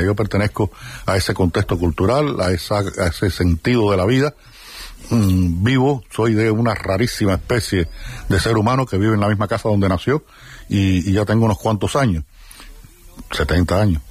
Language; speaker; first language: Spanish; native; Spanish